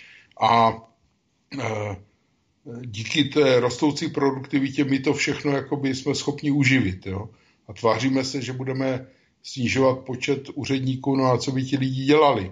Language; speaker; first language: Czech; native; Czech